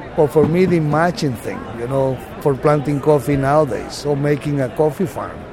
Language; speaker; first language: English; non-native, fluent; Spanish